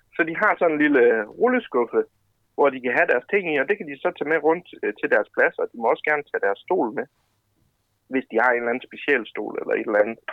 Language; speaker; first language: Danish; native; Danish